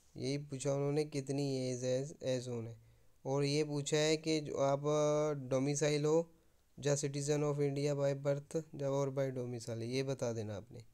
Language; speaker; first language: Hindi; non-native, local second language; Punjabi